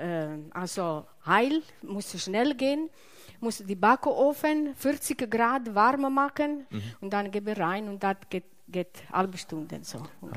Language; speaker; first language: German; non-native, learner; Italian